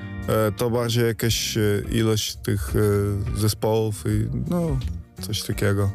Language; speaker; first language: Polish; non-native, fluent; Ukrainian